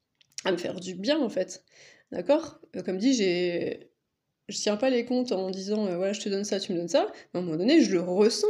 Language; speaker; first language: French; native; French